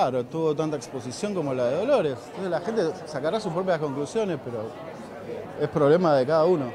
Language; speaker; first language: Spanish; native; Spanish